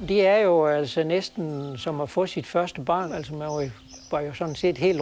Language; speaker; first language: Danish; native; Danish